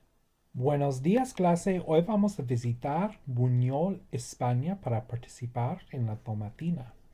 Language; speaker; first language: Spanish; non-native, fluent; English